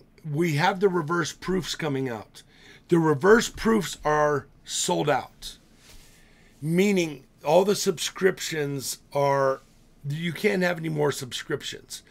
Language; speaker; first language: English; native; English